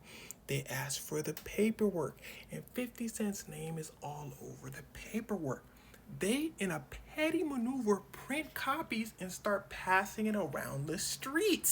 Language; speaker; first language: English; native; English